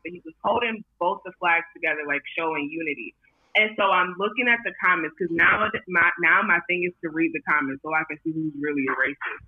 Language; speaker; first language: English; native; English